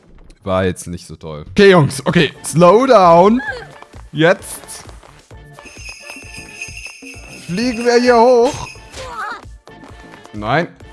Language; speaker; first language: German; native; German